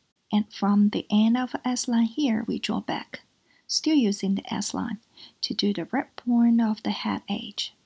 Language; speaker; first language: English; non-native, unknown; Chinese